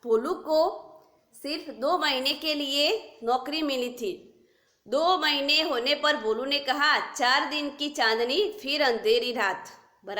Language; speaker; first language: Hindi; non-native, local second language; Gujarati